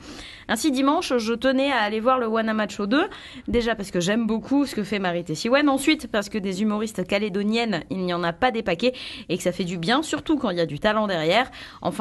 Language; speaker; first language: French; native; French